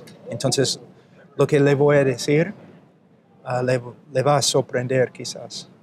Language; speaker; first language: Spanish; non-native, fluent; English